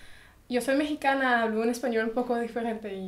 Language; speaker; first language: Spanish; early bilingual, heritage; German